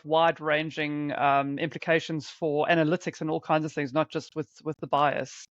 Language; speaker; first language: English; native; English